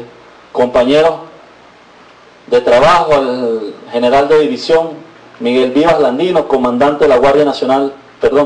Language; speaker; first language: Spanish; native; Spanish